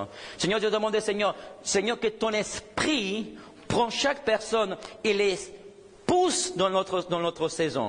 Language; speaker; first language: French; non-native, fluent; Spanish